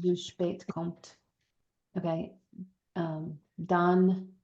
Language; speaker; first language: German; non-native, learner; English